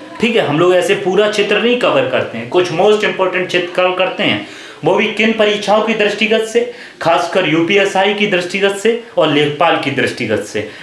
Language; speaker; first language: Hindi; native; Hindi